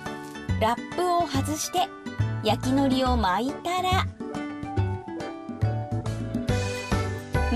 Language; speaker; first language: Japanese; native; Japanese